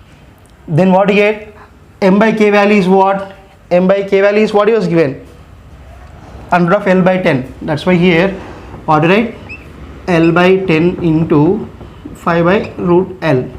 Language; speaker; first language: English; non-native, local second language; Telugu